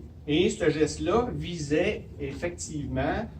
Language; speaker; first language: French; native; French